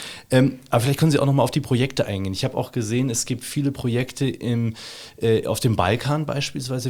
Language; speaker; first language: German; native; German